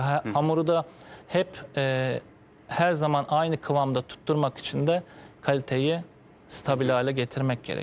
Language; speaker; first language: Turkish; native; Turkish